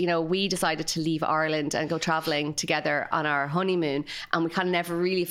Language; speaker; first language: English; native; English